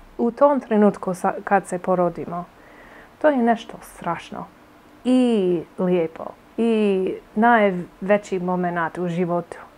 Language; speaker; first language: Bosnian; non-native, learner; English